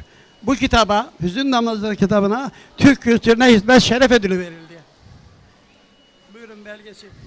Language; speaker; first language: Turkish; native; Turkish